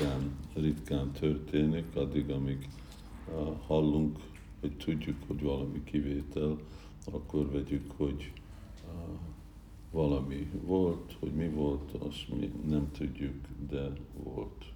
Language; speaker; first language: Hungarian; early bilingual, heritage; Hungarian